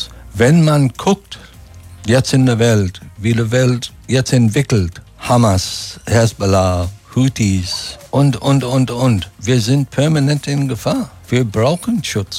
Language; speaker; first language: German; non-native, fluent; English